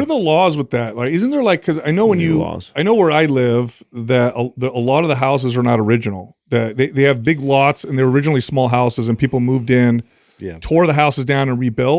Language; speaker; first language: English; native; English